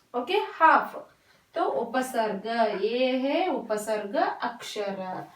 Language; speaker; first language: Hindi; non-native, local second language; Kannada